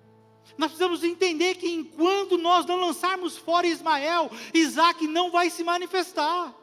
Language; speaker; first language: Portuguese; native; Portuguese